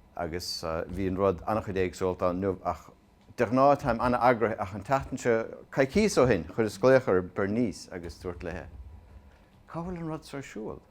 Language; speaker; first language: Irish; native; Irish